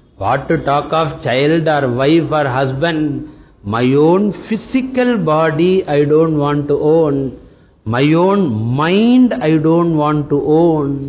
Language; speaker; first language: English; non-native, local second language; Tamil